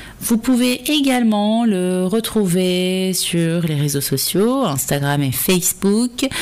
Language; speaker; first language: French; native; French